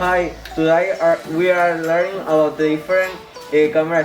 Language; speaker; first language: English; non-native, learner; Catalan